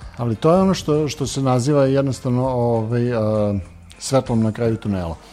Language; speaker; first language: Serbian; native; Serbian